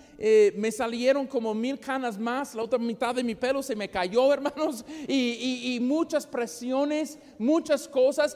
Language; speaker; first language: Spanish; non-native, fluent; English